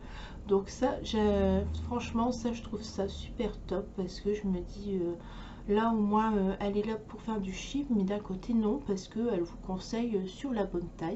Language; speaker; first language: French; native; French